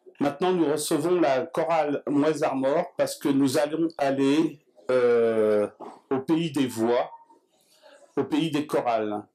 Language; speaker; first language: French; native; French